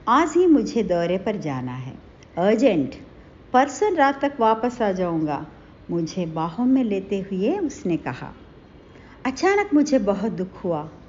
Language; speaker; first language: Hindi; non-native, local second language; Telugu